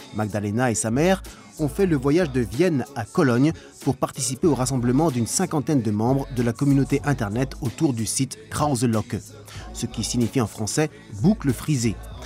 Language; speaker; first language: French; native; French